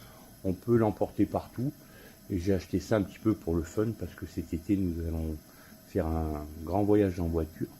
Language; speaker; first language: French; native; French